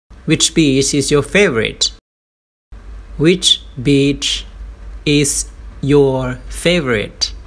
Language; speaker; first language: English; non-native, fluent; Thai